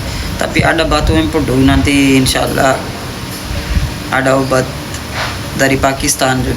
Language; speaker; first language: Indonesian; non-native, learner; Urdu